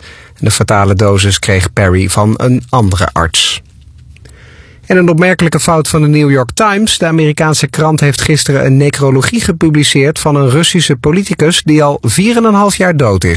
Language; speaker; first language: Dutch; native; Dutch